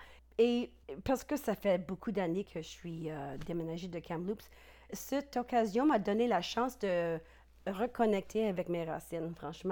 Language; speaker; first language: French; non-native, local second language; English